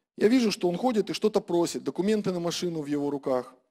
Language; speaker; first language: Russian; native; Russian